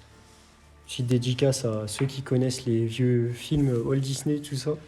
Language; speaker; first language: French; native; French